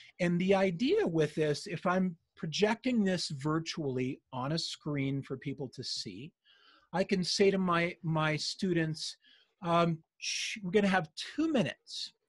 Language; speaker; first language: English; native; English